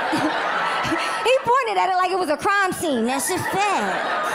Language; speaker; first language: English; native; English